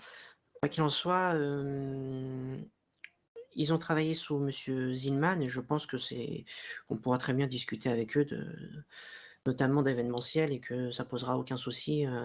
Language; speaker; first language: French; native; French